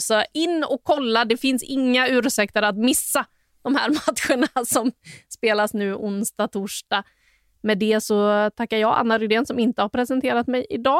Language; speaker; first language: Swedish; native; Swedish